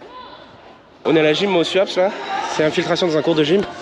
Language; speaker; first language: French; native; French